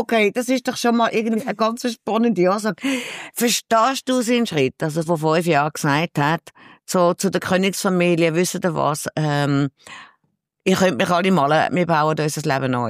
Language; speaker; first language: German; native; German